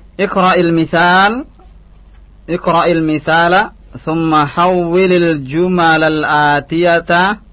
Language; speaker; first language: Arabic; non-native, fluent; Indonesian